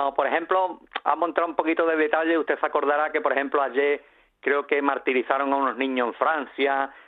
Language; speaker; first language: Spanish; native; Spanish